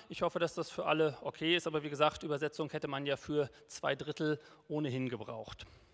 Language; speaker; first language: German; native; German